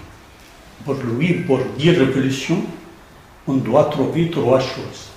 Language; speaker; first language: French; non-native, fluent; Arabic